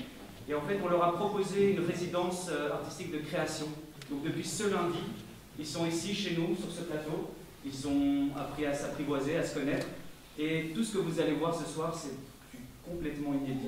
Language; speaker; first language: French; native; French